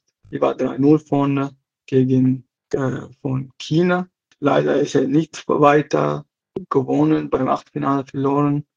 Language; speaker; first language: German; non-native, learner; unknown